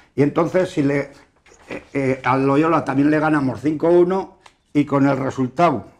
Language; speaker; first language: Spanish; native; Spanish